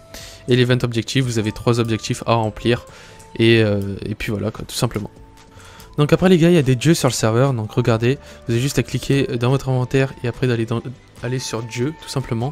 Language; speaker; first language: French; native; French